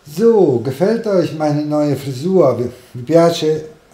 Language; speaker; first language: German; non-native, fluent; Italian